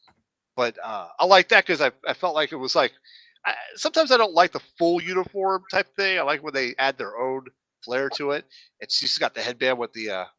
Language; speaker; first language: English; native; English